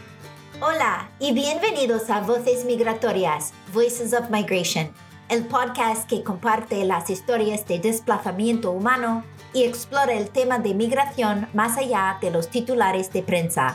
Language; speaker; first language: Spanish; non-native, fluent; English